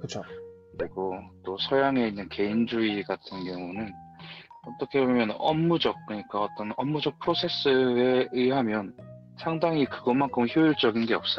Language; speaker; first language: Korean; native; Korean